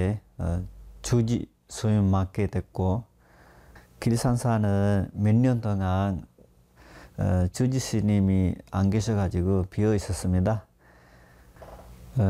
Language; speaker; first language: Korean; non-native, fluent; Sinhala